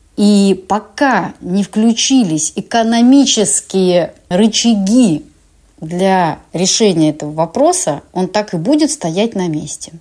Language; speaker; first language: Russian; native; Russian